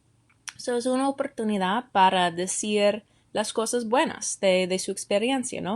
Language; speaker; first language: Spanish; non-native, fluent; English